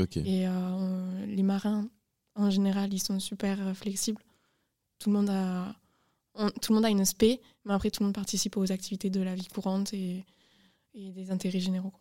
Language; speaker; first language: French; native; French